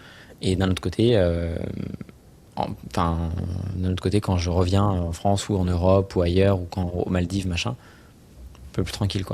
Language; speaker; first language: French; native; French